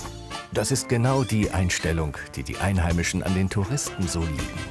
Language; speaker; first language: German; native; German